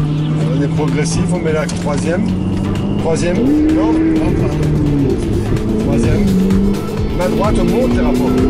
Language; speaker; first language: French; native; French